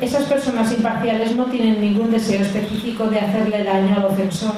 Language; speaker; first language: Spanish; native; Spanish